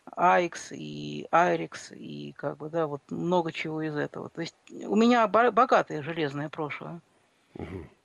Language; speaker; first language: Russian; native; Russian